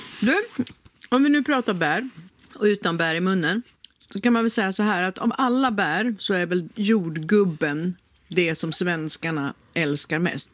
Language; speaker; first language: Swedish; native; Swedish